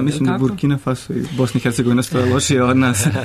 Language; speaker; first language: Serbian; native; Serbian